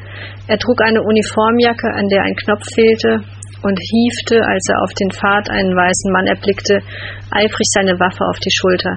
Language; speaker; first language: German; native; German